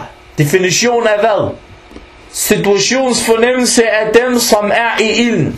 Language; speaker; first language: Danish; early bilingual, other home language; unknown